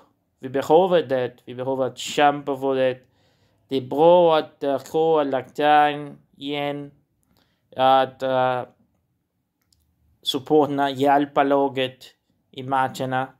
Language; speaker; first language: Swedish; non-native, learner; Portuguese